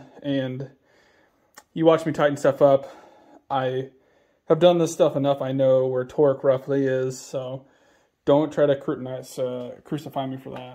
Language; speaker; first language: English; native; English